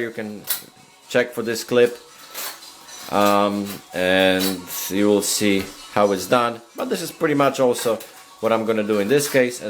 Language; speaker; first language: English; non-native, fluent; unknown